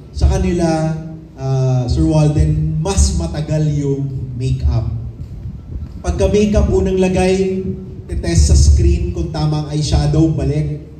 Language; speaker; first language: Filipino; native; Filipino